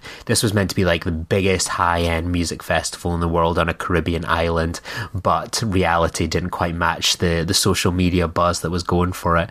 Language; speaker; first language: English; native; English